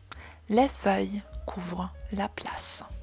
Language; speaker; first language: French; non-native, fluent; Polish